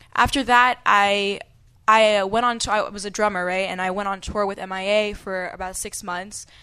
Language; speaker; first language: English; native; English